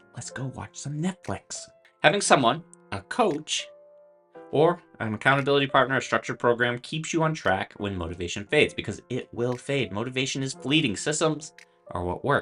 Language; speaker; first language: English; native; English